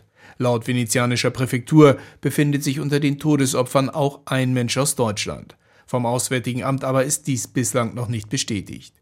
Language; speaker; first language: German; native; German